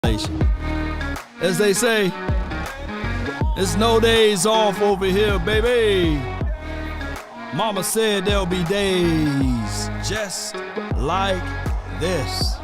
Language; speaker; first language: English; native; English